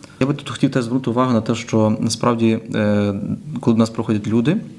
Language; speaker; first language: Ukrainian; native; Ukrainian